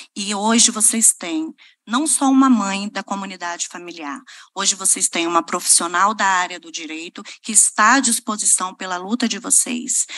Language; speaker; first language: Portuguese; native; Portuguese